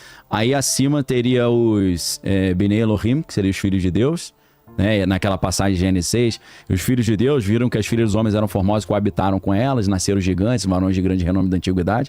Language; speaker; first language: Portuguese; native; Portuguese